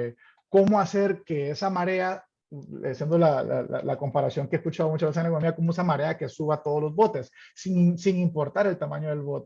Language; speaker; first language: Spanish; native; Spanish